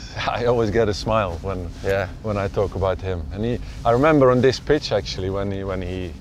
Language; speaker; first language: English; non-native, fluent; Dutch